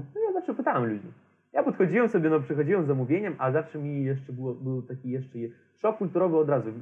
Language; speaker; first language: Polish; non-native, fluent; Romanian